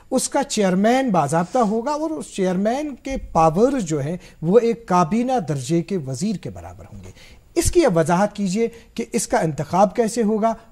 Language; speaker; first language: Hindi; non-native, local second language; Kashmiri